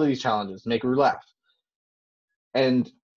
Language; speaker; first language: English; non-native, fluent; French